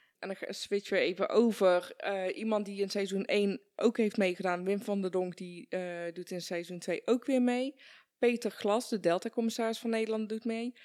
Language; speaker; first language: Dutch; early bilingual, other home language; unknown